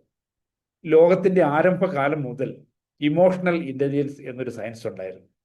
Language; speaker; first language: Malayalam; native; Malayalam